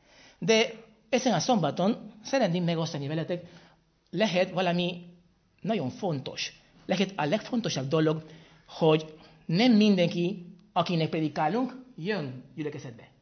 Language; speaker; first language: Hungarian; non-native, fluent; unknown